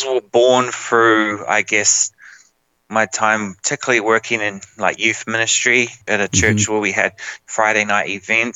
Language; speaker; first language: English; native; English